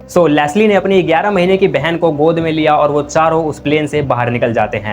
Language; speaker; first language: Hindi; native; Hindi